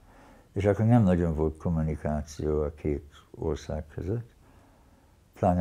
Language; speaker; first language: Hungarian; early bilingual, heritage; Hungarian